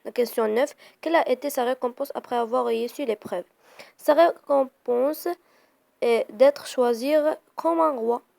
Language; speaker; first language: French; non-native, local second language; Arabic